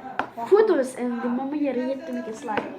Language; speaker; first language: Swedish; early bilingual, other home language; Turkish